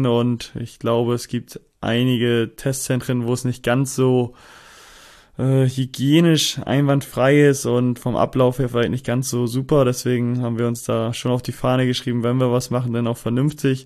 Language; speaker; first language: German; native; German